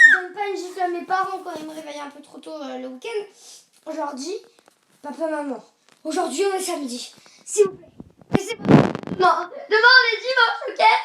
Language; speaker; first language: French; native; French